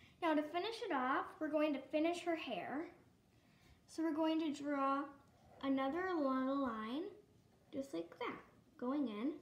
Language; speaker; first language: English; native; English